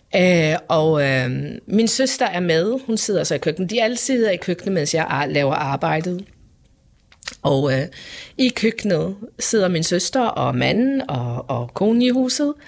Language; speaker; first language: Danish; non-native, local second language; Faroese